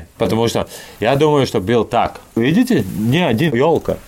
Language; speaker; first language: Russian; non-native, local second language; Latvian